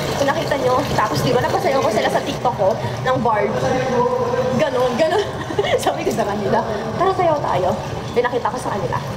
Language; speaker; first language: Filipino; native; Filipino